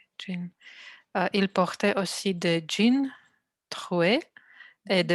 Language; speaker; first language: French; non-native, learner; Russian